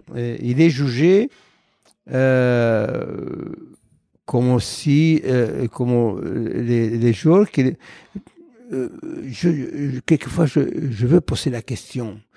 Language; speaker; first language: French; non-native, fluent; Spanish